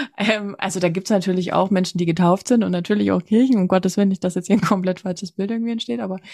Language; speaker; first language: German; native; German